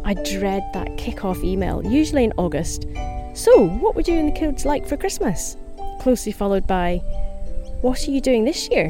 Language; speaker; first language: English; native; English